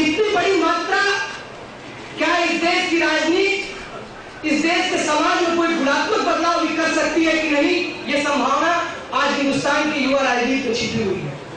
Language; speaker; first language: Hindi; native; Hindi